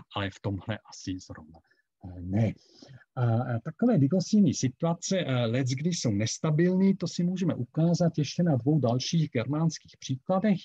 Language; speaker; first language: Czech; non-native, fluent; German